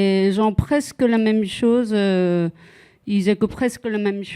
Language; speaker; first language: French; non-native, fluent; Korean